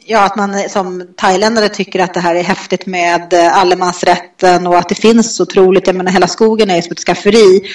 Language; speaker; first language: Swedish; native; Swedish